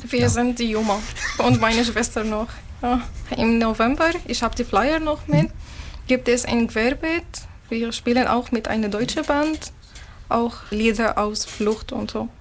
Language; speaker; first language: German; non-native, learner; Arabic